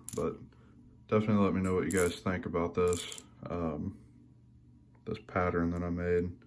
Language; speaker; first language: English; native; English